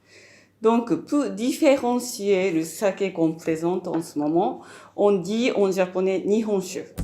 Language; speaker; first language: French; non-native, fluent; Japanese